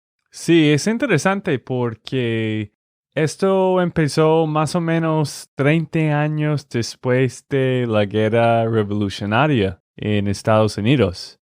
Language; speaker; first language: Spanish; non-native, fluent; English